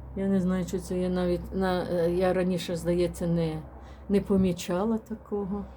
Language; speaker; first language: Ukrainian; non-native, local second language; Russian